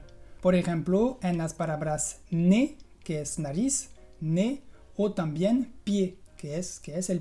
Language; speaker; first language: Spanish; non-native, fluent; French